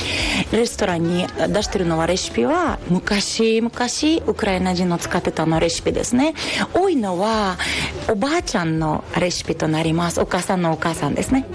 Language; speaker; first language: Japanese; non-native, fluent; Ukrainian